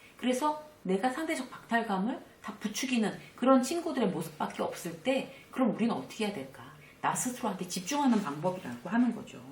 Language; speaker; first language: Korean; native; Korean